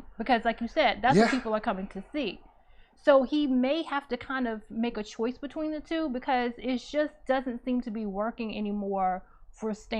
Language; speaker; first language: English; native; English